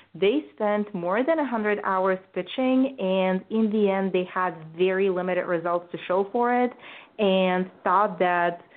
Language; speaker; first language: English; non-native, fluent; Bulgarian